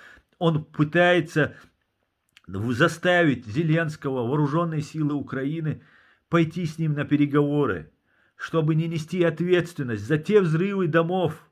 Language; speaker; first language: Russian; non-native, local second language; Chechen